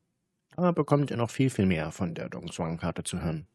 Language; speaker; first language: German; native; German